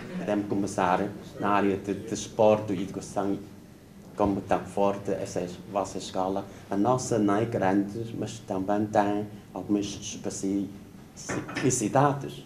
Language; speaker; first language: Portuguese; non-native, learner; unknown